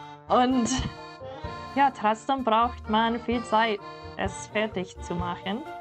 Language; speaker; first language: German; non-native, learner; English